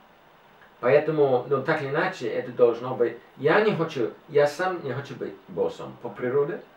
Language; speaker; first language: Russian; non-native, fluent; English